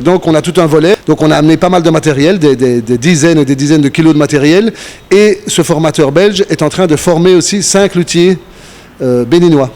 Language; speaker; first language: French; native; French